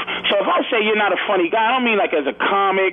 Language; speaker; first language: English; native; English